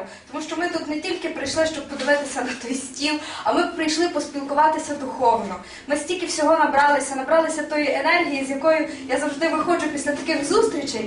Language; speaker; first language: Ukrainian; native; Ukrainian